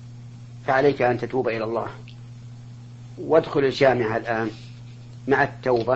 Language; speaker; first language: Arabic; native; Arabic